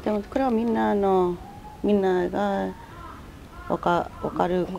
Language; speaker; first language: Japanese; non-native, learner; English